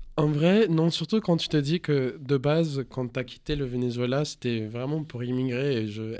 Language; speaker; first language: French; non-native, fluent; Spanish